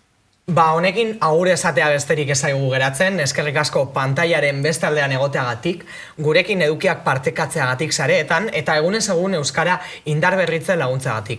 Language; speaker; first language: Basque; native; Basque